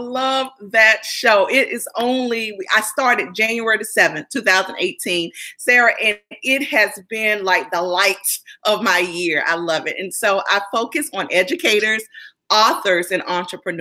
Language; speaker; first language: English; native; English